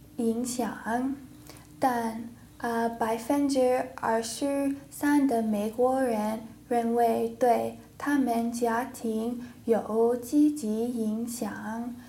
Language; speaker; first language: Chinese; non-native, learner; English